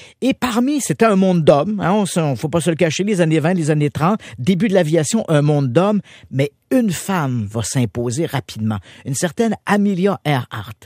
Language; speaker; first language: French; native; French